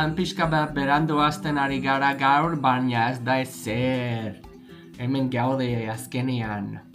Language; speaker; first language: Basque; non-native, learner; English